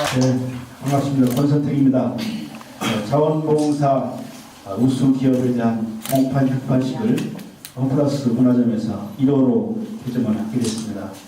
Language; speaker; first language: Korean; native; Korean